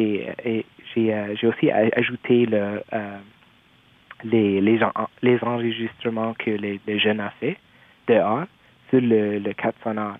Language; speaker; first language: French; non-native, local second language; English